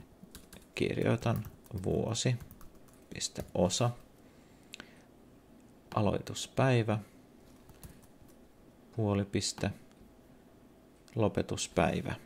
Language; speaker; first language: Finnish; non-native, local second language; Swedish